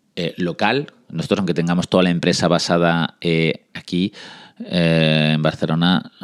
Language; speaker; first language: Spanish; early bilingual, other home language; French